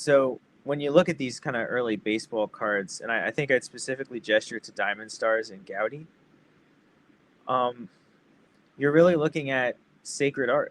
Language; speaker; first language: English; native; English